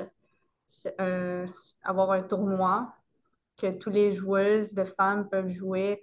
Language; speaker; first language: French; non-native, local second language; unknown